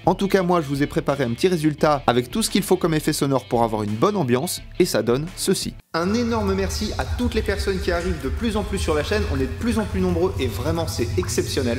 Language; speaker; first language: French; native; French